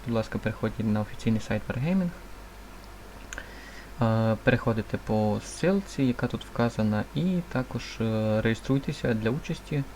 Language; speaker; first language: Ukrainian; native; Ukrainian